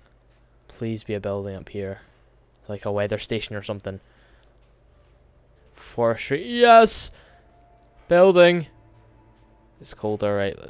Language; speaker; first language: English; native; English